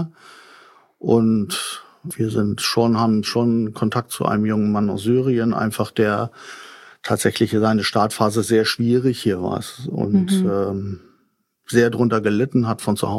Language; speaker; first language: German; native; German